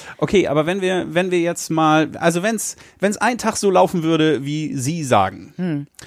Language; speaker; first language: German; native; German